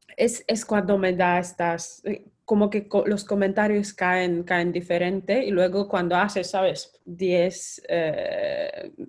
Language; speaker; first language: Spanish; non-native, fluent; Polish